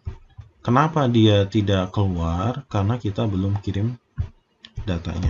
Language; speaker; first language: Indonesian; native; Indonesian